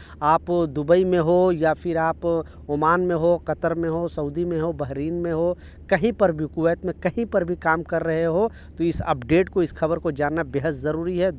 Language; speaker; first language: Hindi; native; Hindi